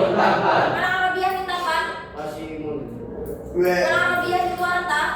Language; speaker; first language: Arabic; non-native, learner; Indonesian